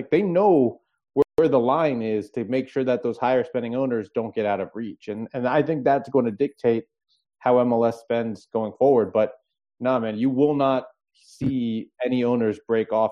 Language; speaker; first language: English; native; English